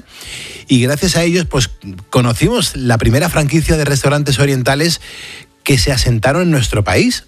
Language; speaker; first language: Spanish; native; Spanish